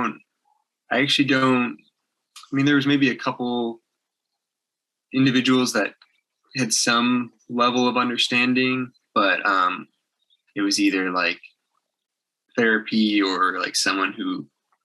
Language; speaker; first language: English; native; English